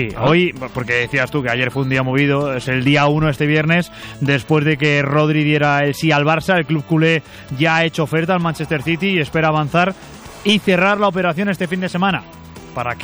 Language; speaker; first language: Spanish; native; Spanish